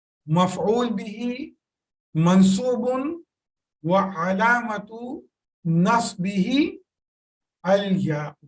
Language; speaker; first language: Arabic; non-native, fluent; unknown